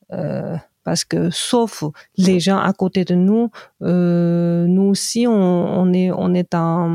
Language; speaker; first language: French; non-native, fluent; Chinese